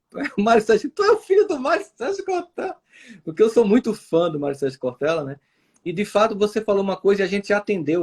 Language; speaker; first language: Portuguese; native; Portuguese